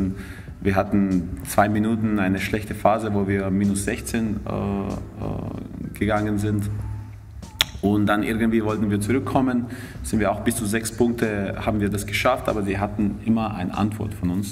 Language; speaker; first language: German; non-native, fluent; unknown